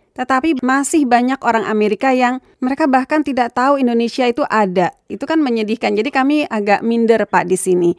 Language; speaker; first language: Indonesian; native; Indonesian